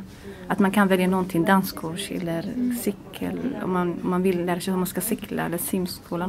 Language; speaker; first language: Swedish; non-native, learner; Arabic